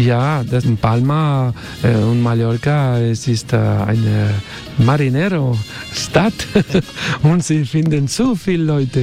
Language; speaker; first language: German; non-native, learner; Spanish